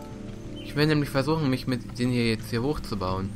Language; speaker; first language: German; native; German